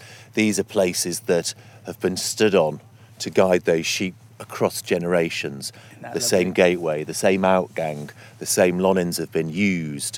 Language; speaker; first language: English; native; English